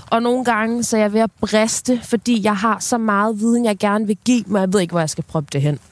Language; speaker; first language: Danish; early bilingual, other home language; Ukrainian